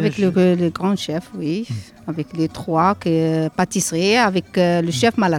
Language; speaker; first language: French; non-native, learner; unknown